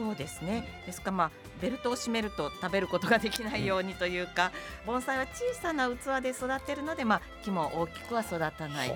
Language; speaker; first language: Japanese; native; Japanese